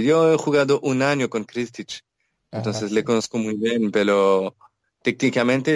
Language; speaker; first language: Portuguese; non-native, learner; French